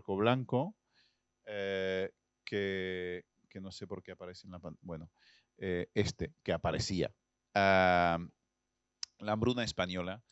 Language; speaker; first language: Spanish; non-native, fluent; French